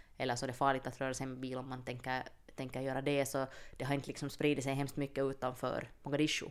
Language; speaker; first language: Swedish; native; Swedish